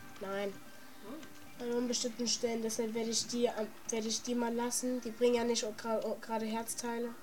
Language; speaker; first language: German; native; German